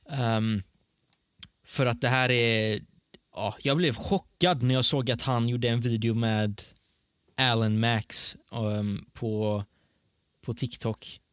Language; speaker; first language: Swedish; early bilingual, other home language; Persian